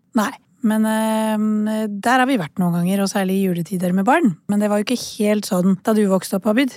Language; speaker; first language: Norwegian; early bilingual, other home language; Urdu